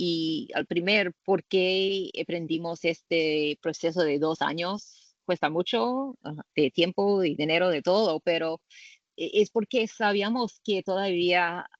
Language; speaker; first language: Spanish; non-native, learner; English